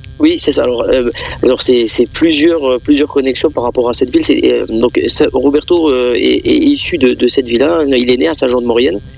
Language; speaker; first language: French; native; French